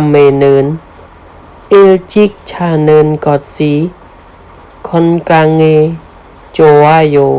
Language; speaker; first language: Korean; non-native, fluent; Khmer